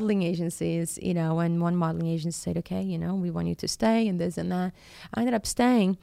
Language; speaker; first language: English; non-native, fluent; Portuguese